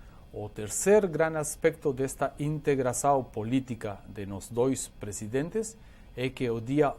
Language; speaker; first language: Portuguese; non-native, learner; Spanish